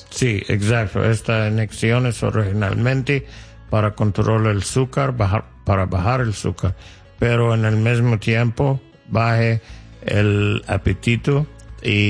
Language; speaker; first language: Spanish; non-native, learner; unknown